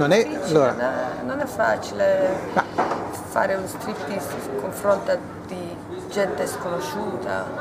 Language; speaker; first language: Italian; non-native, learner; Hungarian